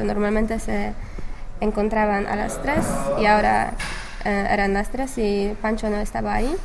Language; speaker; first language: Spanish; non-native, fluent; English